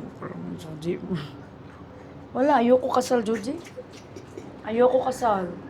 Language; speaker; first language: Filipino; non-native, local second language; Cebuano